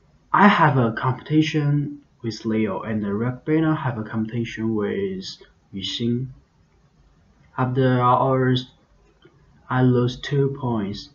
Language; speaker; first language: English; non-native, learner; Chinese